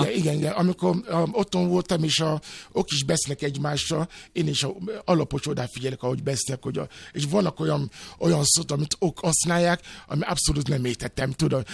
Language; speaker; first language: Hungarian; non-native, fluent; Yoruba